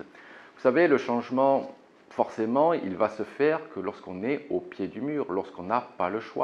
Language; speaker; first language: French; native; French